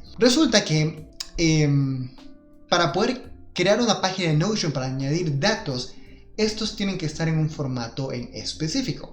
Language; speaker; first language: Spanish; native; Spanish